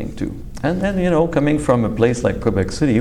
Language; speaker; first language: English; native; English